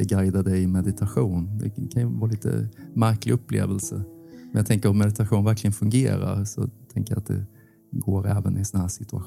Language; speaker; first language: Swedish; native; Swedish